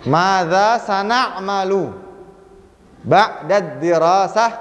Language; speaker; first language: Arabic; non-native, fluent; Indonesian